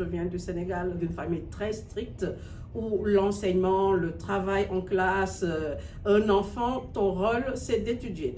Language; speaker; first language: French; non-native, local second language; Wolof